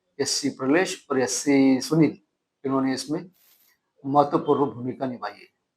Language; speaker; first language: Hindi; non-native, local second language; Marathi